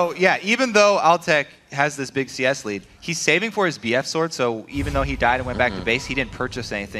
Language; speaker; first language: English; native; English